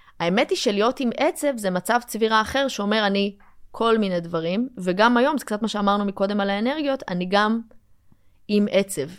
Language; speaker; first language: Hebrew; early bilingual, other home language; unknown